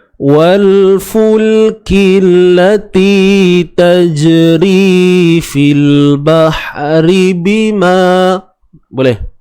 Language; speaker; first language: Malay; native; Malay